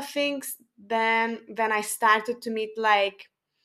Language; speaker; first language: English; non-native, fluent; Lithuanian